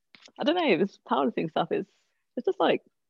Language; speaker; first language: English; native; English